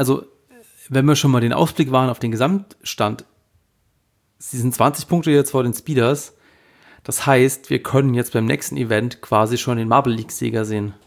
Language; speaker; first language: German; native; German